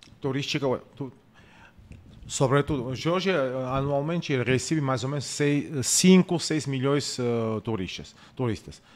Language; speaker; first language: Portuguese; non-native, learner; Georgian